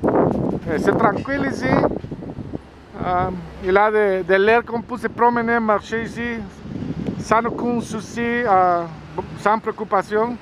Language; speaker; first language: French; non-native, fluent; Spanish